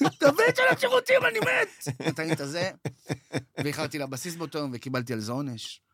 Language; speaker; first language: Hebrew; native; Hebrew